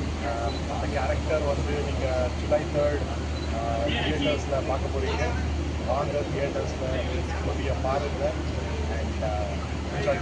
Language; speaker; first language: Tamil; non-native, local second language; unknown